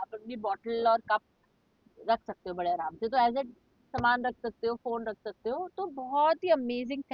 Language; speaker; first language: Hindi; native; Hindi